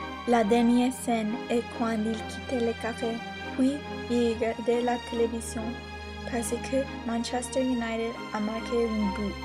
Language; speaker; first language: French; non-native, learner; English